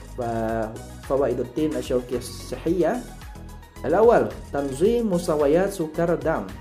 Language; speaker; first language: Arabic; non-native, fluent; Indonesian